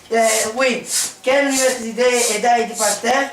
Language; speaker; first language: French; non-native, learner; Spanish